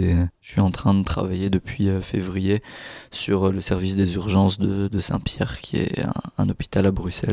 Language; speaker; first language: French; native; French